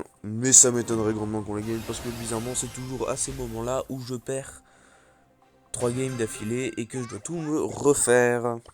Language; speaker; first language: French; native; French